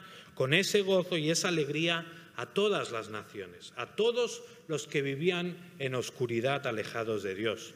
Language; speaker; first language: Spanish; native; Spanish